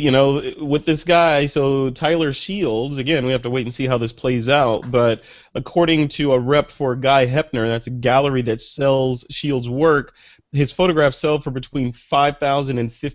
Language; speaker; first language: English; native; English